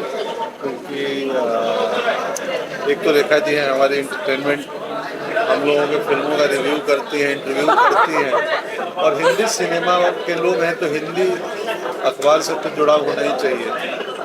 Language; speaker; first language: Hindi; native; Hindi